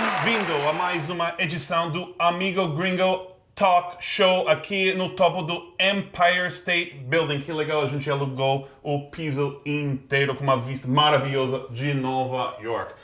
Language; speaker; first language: Portuguese; non-native, fluent; English